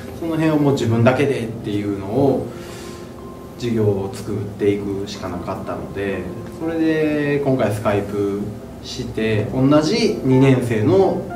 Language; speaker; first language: Japanese; native; Japanese